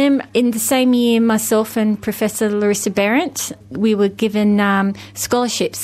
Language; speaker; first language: English; native; English